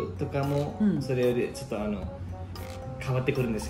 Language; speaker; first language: Japanese; non-native, fluent; Nepali